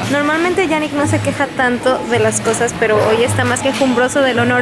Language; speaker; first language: Spanish; native; Spanish